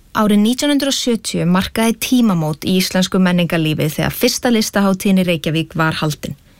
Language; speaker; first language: Icelandic; native; Icelandic